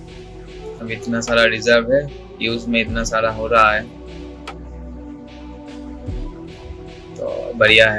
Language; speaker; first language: Hindi; non-native, local second language; Bangla